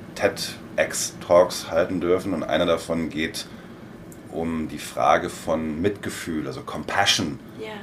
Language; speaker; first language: German; native; German